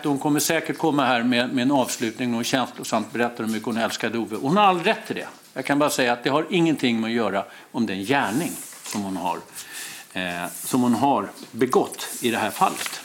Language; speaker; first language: Swedish; native; Swedish